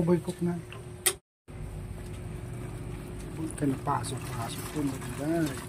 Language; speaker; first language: Filipino; native; Filipino